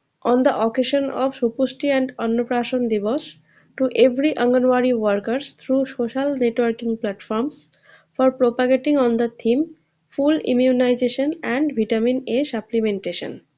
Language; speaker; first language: English; non-native, local second language; Bangla